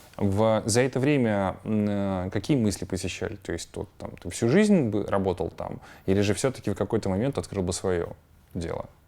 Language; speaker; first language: Russian; native; Russian